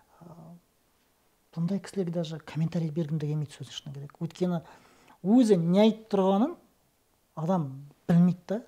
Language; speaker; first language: Kazakh; non-native, local second language; Russian